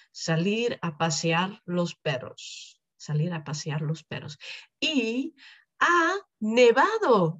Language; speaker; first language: Spanish; non-native, fluent; Dutch